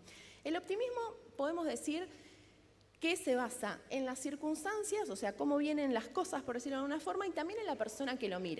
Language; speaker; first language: Spanish; native; Spanish